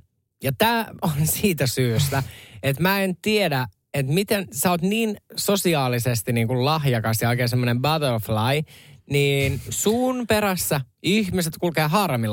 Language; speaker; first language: Finnish; native; Finnish